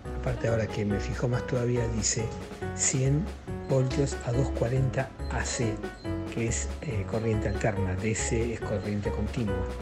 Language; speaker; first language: Spanish; native; Spanish